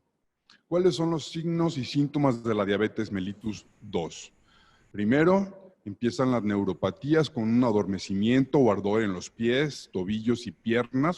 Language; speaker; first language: Spanish; native; Spanish